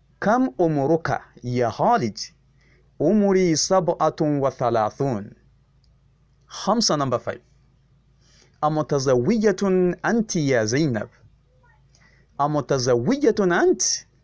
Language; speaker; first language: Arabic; non-native, fluent; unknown